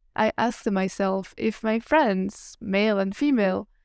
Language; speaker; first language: English; non-native, fluent; Italian